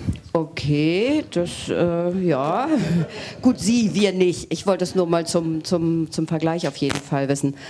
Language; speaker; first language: German; native; German